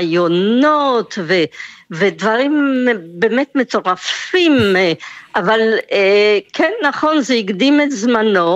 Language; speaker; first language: Hebrew; non-native, fluent; French